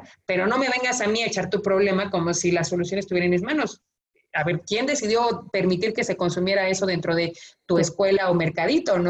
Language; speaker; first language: Spanish; native; Spanish